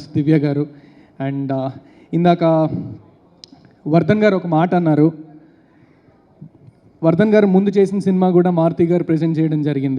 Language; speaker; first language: Telugu; native; Telugu